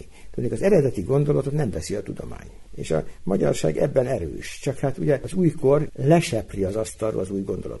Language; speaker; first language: Hungarian; native; Hungarian